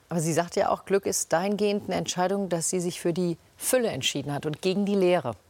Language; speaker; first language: German; native; German